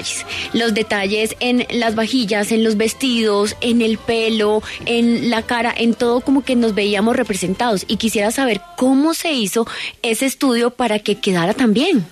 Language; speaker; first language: Spanish; native; Spanish